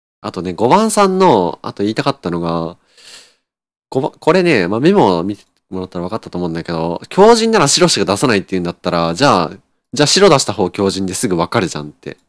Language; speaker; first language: Japanese; native; Japanese